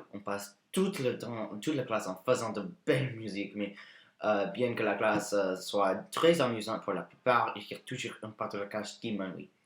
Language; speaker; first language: French; non-native, learner; English